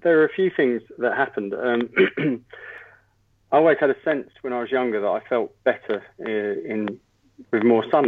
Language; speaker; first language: English; native; English